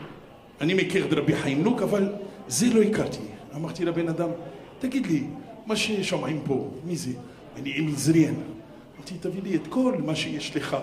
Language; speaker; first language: Hebrew; non-native, fluent; French